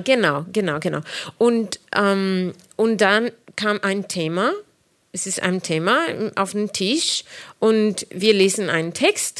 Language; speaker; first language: German; non-native, fluent; Spanish